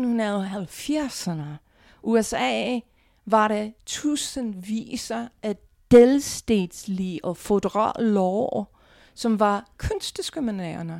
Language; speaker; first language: Danish; non-native, fluent; English